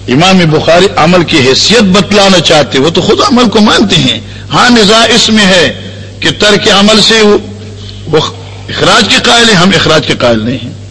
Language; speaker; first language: Urdu; non-native, local second language; Northern Hindko